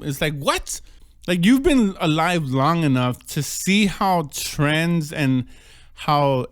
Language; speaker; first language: English; native; English